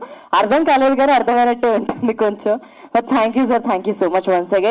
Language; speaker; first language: Telugu; native; Telugu